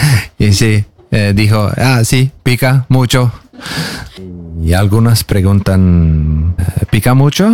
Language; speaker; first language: Spanish; non-native, learner; Norwegian